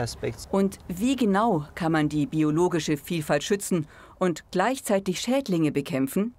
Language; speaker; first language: German; native; German